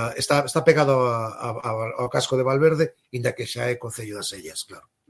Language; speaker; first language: Galician; native; Galician